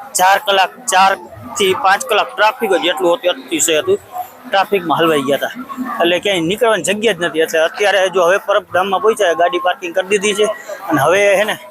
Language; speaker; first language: Gujarati; native; Gujarati